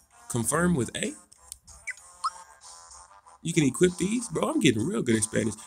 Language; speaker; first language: English; native; English